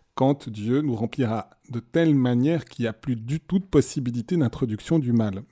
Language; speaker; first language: French; native; French